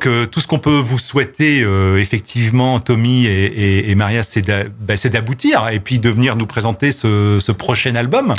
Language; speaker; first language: French; native; French